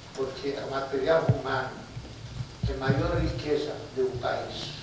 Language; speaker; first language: Portuguese; non-native, fluent; Yiddish